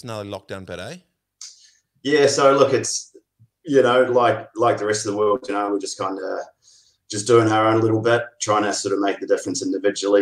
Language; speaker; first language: English; native; English